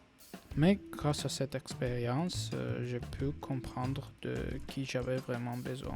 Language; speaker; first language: French; non-native, learner; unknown